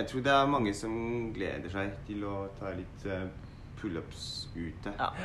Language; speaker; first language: Norwegian; non-native, fluent; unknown